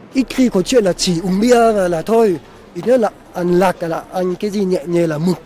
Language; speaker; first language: Vietnamese; non-native, fluent; French